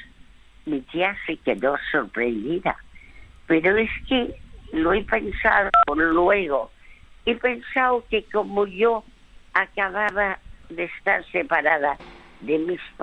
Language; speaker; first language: Spanish; early bilingual, other home language; French